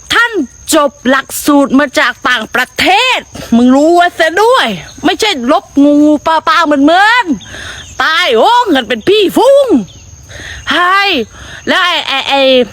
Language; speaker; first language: Thai; native; Thai